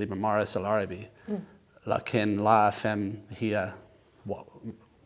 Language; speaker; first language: Arabic; non-native, learner; English